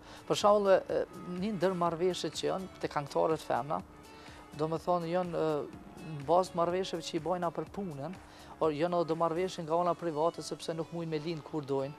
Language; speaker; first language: Albanian; native; Albanian